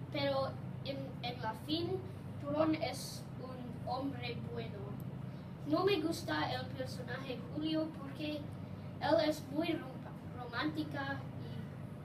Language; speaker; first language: Spanish; non-native, learner; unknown